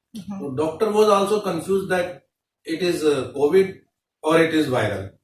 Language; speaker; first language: English; non-native, local second language; Hindi